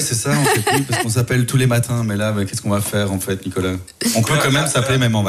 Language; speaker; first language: French; native; French